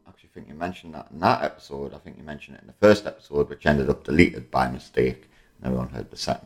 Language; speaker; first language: English; native; English